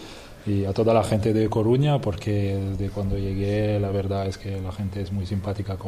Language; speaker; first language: Spanish; non-native, fluent; French